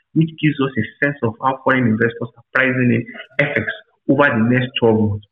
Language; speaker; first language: English; non-native, local second language; Yoruba